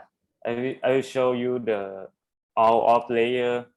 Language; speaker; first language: English; non-native, learner; Thai